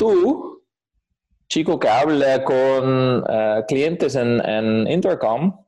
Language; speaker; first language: Spanish; non-native, fluent; Dutch